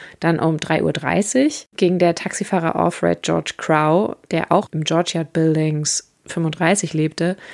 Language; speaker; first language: German; native; German